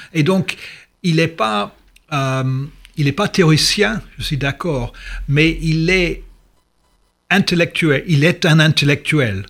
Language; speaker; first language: French; non-native, fluent; English